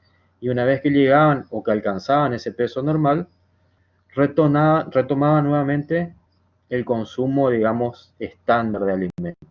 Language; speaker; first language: Spanish; native; Spanish